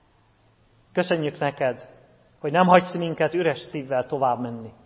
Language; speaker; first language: Hungarian; native; Hungarian